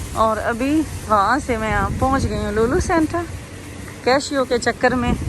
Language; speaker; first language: Urdu; native; Urdu